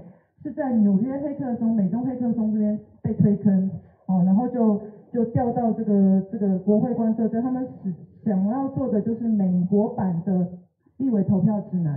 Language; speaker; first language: Chinese; native; Chinese